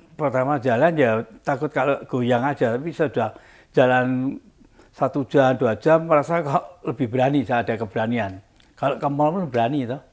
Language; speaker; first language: Indonesian; native; Indonesian